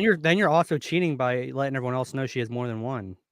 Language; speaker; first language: English; native; English